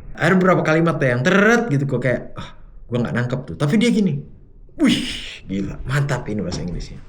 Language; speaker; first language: Indonesian; native; Indonesian